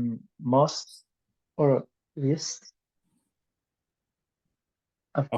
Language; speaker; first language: English; non-native, learner; Spanish